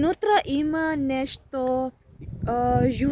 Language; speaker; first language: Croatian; non-native, learner; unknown